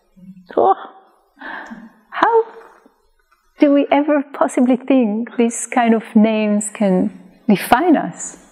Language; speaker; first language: English; non-native, fluent; Hebrew